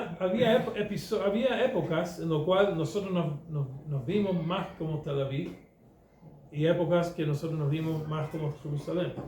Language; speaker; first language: Spanish; non-native, fluent; English